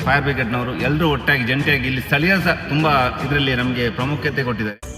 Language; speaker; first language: Kannada; non-native, local second language; Tulu